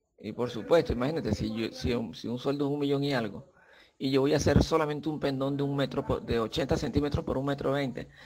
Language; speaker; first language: Spanish; native; Spanish